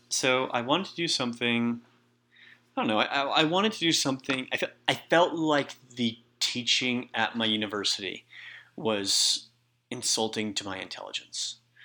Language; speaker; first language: English; native; English